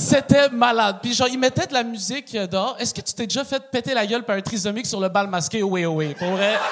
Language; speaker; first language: French; early bilingual, other home language; Arabic